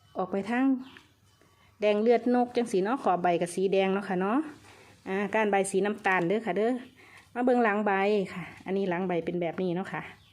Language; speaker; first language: Thai; native; Thai